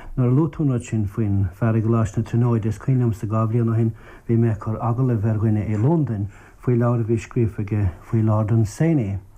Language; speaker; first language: Irish; non-native, local second language; English